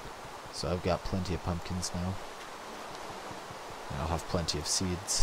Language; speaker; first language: English; native; English